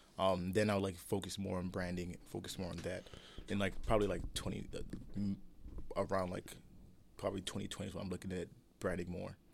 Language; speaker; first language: English; early bilingual, other home language; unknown